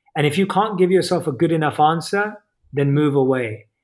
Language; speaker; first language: English; native; English